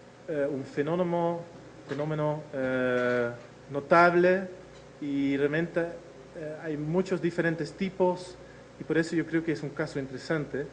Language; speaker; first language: Spanish; non-native, fluent; Dutch